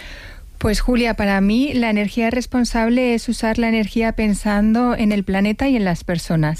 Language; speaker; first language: Spanish; native; Spanish